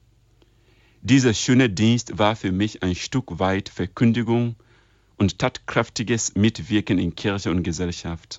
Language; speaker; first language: German; non-native, fluent; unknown